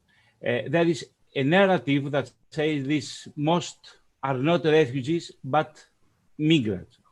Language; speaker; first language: English; non-native, fluent; Greek